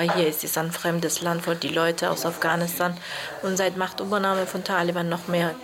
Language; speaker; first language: German; non-native, fluent; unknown